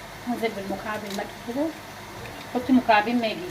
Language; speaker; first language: Arabic; native; Arabic